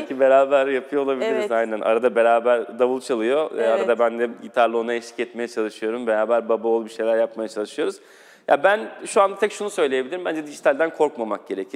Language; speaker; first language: Turkish; native; Turkish